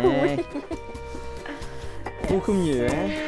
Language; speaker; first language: French; native; French